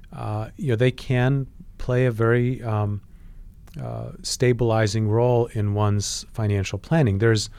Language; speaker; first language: English; non-native, fluent; Polish